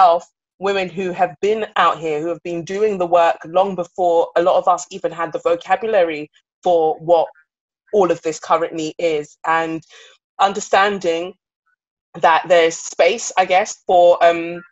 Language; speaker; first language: English; native; English